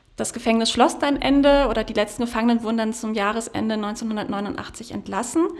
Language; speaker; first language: German; native; German